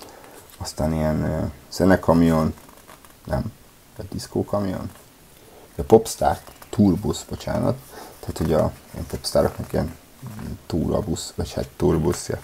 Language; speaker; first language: Hungarian; native; Hungarian